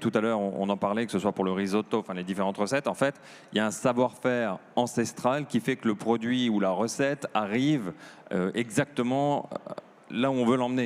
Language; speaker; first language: French; native; French